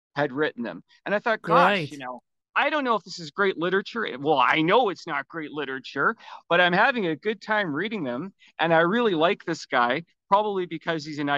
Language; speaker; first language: English; native; English